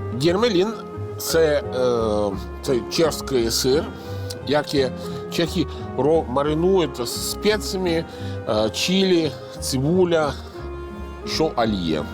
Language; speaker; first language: Ukrainian; non-native, fluent; Italian